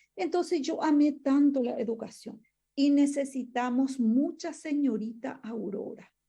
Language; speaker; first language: Spanish; non-native, local second language; Guarani